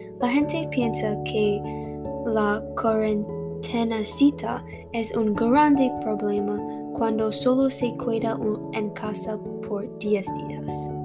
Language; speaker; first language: Spanish; non-native, learner; English